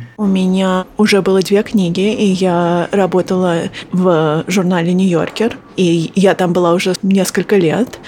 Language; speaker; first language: Russian; early bilingual, heritage; Russian